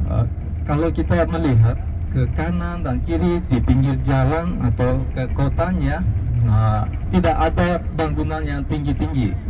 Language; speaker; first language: Indonesian; non-native, fluent; Uzbek